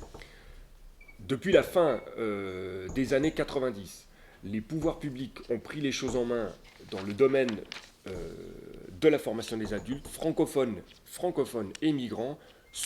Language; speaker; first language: French; native; French